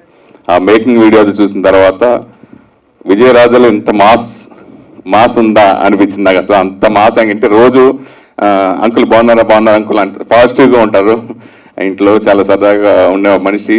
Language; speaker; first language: Telugu; native; Telugu